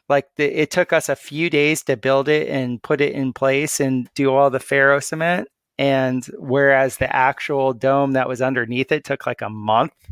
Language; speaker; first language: English; native; English